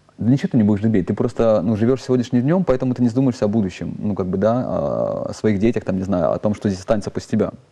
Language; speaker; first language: Russian; native; Russian